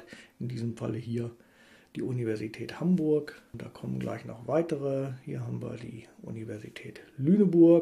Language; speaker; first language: German; native; German